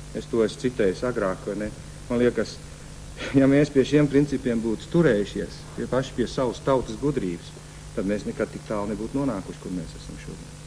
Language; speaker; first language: Latvian; early bilingual, heritage; Latvian